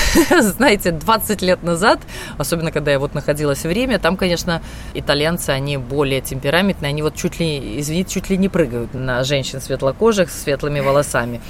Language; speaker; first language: Russian; native; Russian